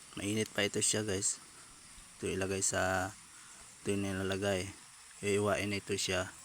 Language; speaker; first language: Filipino; non-native, local second language; Cebuano